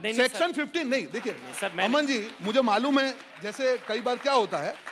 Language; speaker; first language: Hindi; non-native, local second language; Gujarati